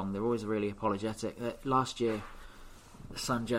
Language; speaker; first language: English; native; English